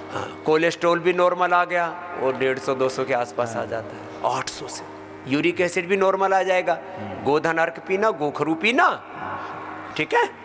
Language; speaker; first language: Hindi; native; Hindi